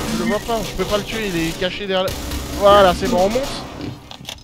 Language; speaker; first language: French; native; French